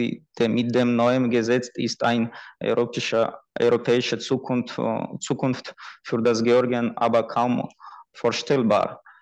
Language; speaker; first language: German; non-native, fluent; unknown